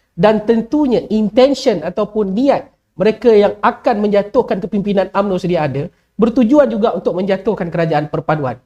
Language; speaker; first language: Malay; native; Malay